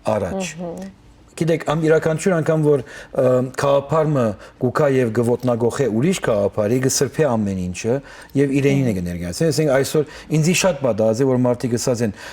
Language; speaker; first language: Armenian; early bilingual, heritage; Armenian